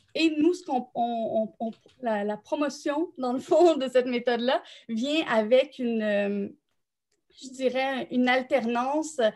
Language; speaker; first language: French; native; French